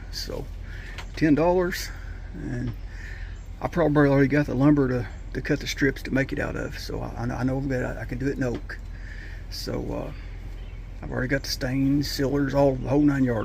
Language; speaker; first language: English; native; English